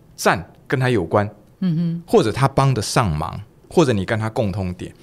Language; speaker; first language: Chinese; non-native, local second language; Min Nan Chinese